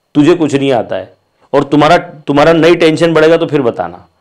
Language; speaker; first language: Hindi; non-native, local second language; Marathi